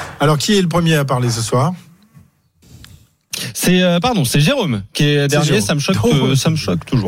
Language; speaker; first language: French; native; French